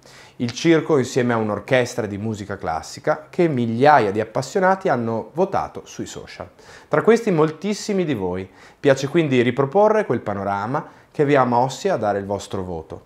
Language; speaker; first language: Italian; native; Italian